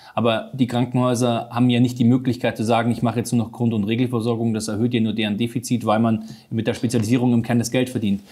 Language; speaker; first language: German; native; German